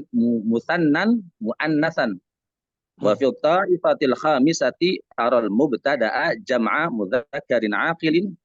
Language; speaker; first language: Arabic; non-native, learner; Indonesian